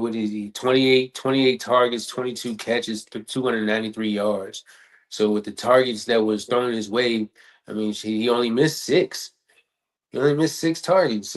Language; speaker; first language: English; native; English